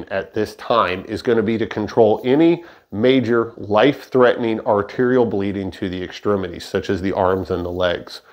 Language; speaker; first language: English; native; English